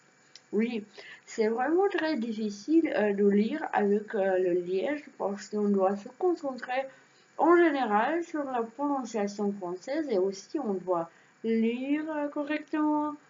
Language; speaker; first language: French; non-native, learner; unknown